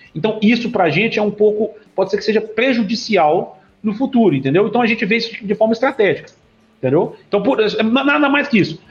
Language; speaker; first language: Portuguese; native; Portuguese